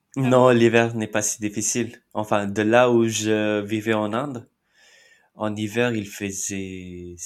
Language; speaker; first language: French; non-native, fluent; Marathi